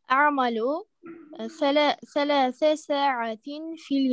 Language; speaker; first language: Arabic; non-native, learner; Uzbek